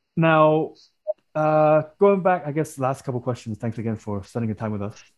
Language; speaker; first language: English; non-native, local second language; Cantonese